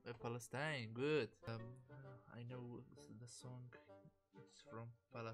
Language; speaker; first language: English; non-native, learner; Central Kurdish